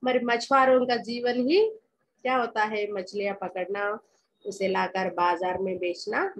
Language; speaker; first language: Hindi; non-native, local second language; Telugu